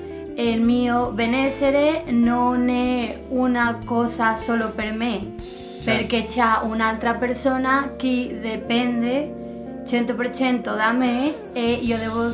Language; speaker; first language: Italian; non-native, learner; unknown